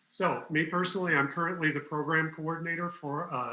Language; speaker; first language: English; native; English